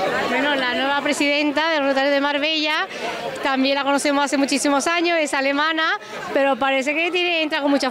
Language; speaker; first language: Spanish; native; Spanish